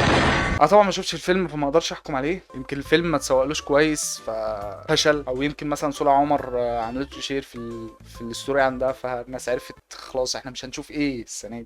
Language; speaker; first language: Arabic; native; Arabic